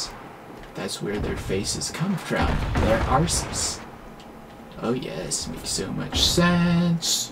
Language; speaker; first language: English; native; English